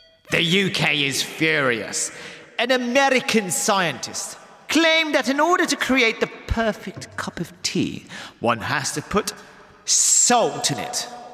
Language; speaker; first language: English; native; English